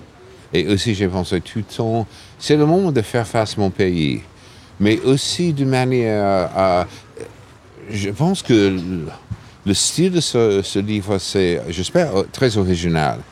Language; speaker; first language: French; non-native, fluent; English